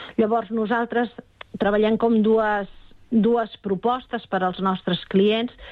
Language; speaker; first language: Catalan; native; Catalan